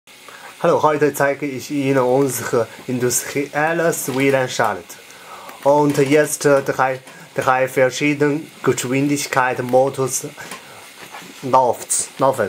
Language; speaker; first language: German; non-native, learner; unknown